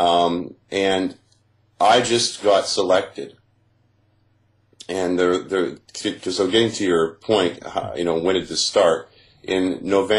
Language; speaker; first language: English; native; English